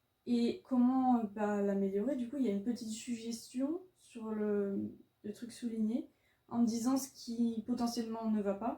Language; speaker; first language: French; native; French